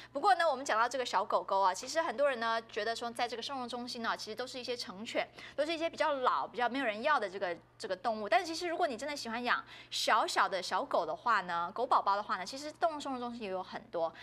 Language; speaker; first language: Chinese; native; Chinese